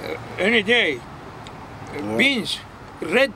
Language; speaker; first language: English; non-native, learner; Persian